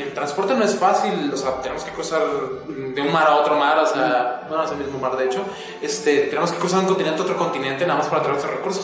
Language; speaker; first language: Spanish; native; Spanish